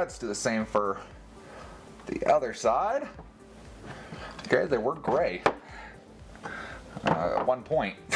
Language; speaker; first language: English; native; English